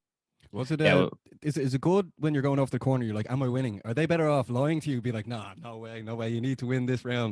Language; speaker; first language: English; native; English